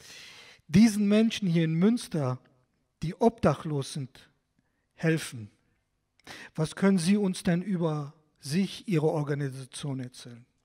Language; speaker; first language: German; non-native, fluent; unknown